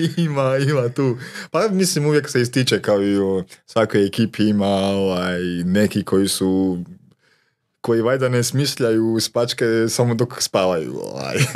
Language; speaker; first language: Croatian; non-native, local second language; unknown